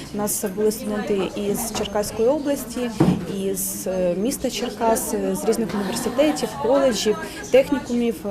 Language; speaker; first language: Ukrainian; native; Ukrainian